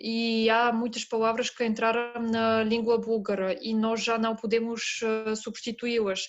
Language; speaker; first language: Portuguese; non-native, fluent; Bulgarian